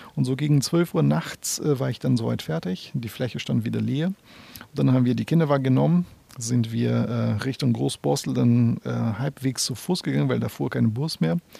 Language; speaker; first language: German; non-native, fluent; Portuguese